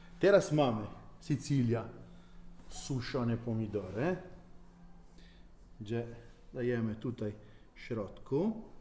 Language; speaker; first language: Polish; non-native, learner; Italian